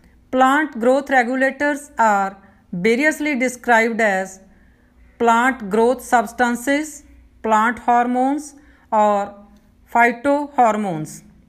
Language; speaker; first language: English; non-native, local second language; Punjabi